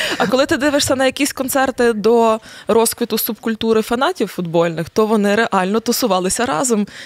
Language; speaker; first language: Ukrainian; native; Ukrainian